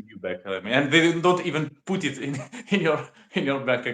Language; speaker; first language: English; non-native, learner; Russian